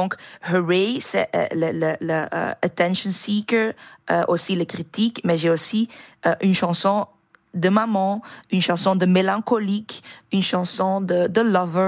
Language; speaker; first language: French; non-native, learner; Dutch